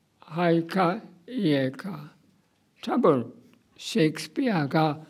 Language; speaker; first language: Japanese; non-native, fluent; English